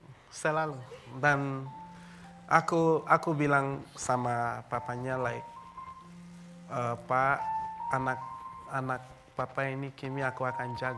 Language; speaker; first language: Indonesian; non-native, fluent; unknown